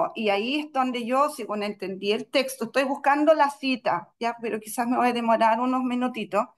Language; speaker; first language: Spanish; non-native, fluent; Russian